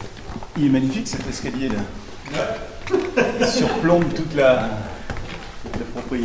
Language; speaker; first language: French; native; French